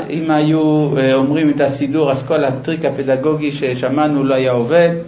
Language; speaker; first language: Hebrew; non-native, fluent; Spanish